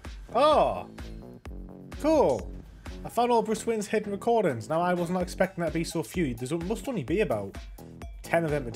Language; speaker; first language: English; native; English